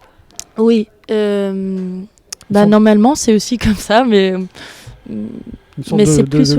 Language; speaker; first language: French; non-native, fluent; Danish